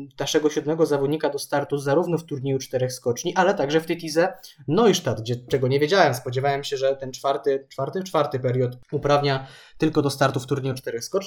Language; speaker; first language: Polish; native; Polish